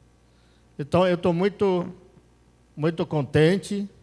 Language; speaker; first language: Portuguese; non-native, local second language; Yanomámi